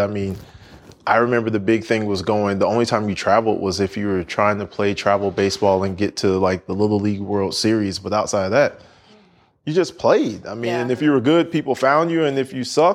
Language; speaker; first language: English; native; English